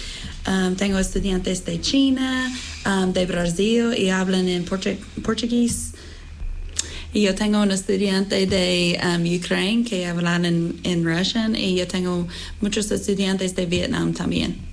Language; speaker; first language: Spanish; non-native, learner; English